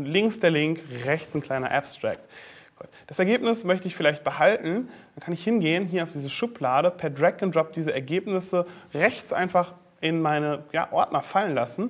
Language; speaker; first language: German; native; German